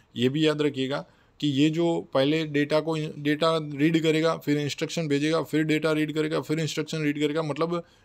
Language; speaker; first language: Hindi; non-native, local second language; Gujarati